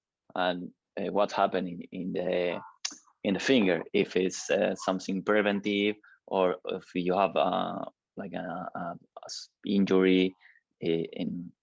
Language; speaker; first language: English; non-native, learner; Spanish